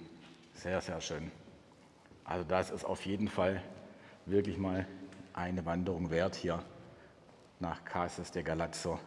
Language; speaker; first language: German; native; German